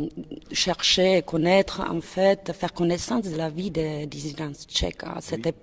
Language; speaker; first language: French; non-native, fluent; Czech